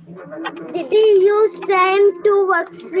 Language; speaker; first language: English; non-native, learner; Hindi